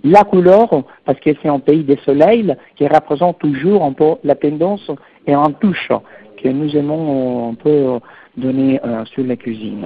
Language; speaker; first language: French; non-native, fluent; Italian